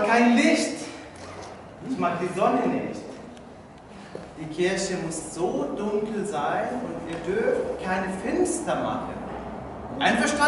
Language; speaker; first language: German; non-native, learner; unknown